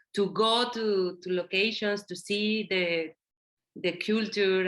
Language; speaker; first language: English; non-native, learner; Spanish